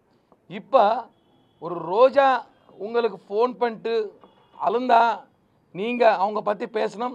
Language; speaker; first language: Tamil; non-native, local second language; Telugu